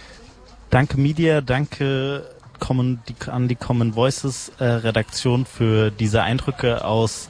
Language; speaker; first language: German; native; German